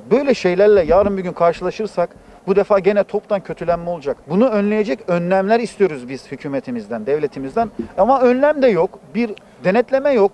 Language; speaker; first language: Turkish; native; Turkish